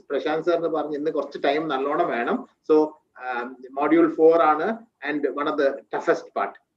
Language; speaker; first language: English; non-native, local second language; Malayalam